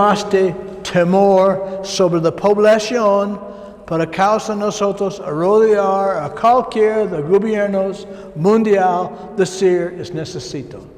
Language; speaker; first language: Spanish; non-native, learner; English